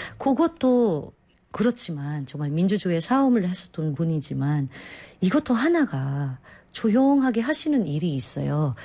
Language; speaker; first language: Korean; native; Korean